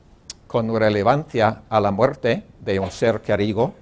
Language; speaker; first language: Spanish; non-native, learner; English